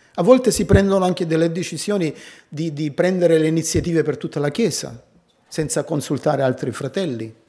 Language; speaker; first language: Italian; native; Italian